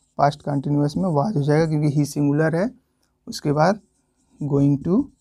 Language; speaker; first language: Hindi; native; Hindi